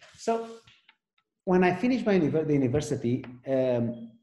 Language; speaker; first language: English; non-native, fluent; Romanian